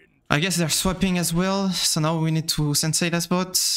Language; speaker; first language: English; non-native, fluent; French